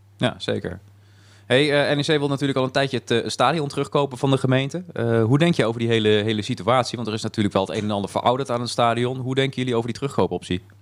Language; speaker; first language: Dutch; native; Dutch